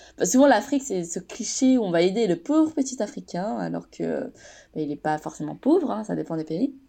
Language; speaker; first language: French; native; French